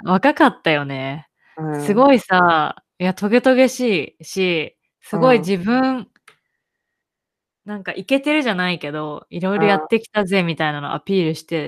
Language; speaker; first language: Japanese; native; Japanese